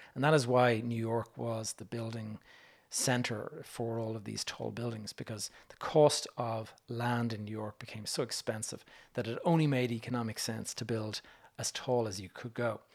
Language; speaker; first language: English; native; English